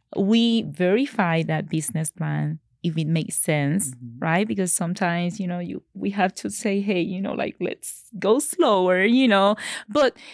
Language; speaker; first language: English; non-native, fluent; Spanish